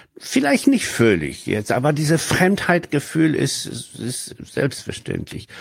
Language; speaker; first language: German; non-native, fluent; Polish